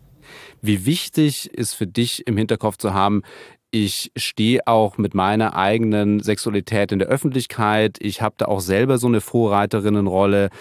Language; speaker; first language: German; native; German